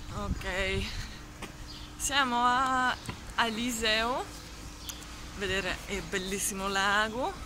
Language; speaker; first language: Italian; non-native, fluent; Hungarian